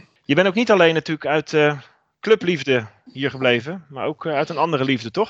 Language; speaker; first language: Dutch; native; Dutch